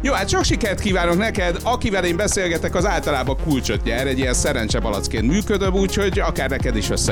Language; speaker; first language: Hungarian; native; Hungarian